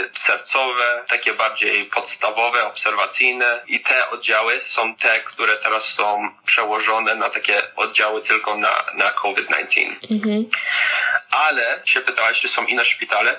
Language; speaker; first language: Polish; early bilingual, heritage; Polish